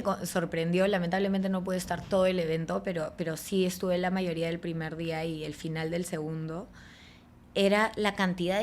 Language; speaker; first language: Spanish; native; Spanish